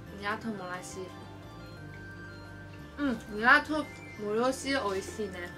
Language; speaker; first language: Japanese; non-native, learner; Chinese